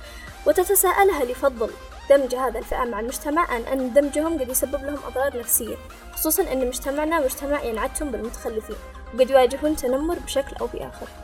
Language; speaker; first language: Arabic; native; Arabic